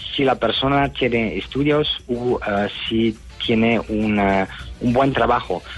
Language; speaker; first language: Spanish; non-native, learner; Dutch